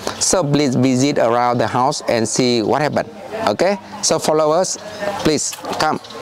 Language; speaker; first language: English; non-native, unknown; Vietnamese